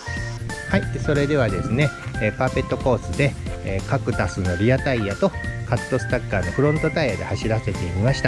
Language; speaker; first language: Japanese; native; Japanese